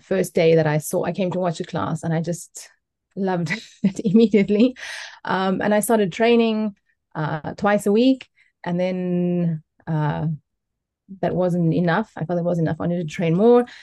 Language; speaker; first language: English; native; English